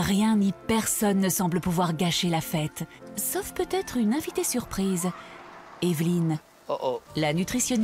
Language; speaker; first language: French; native; French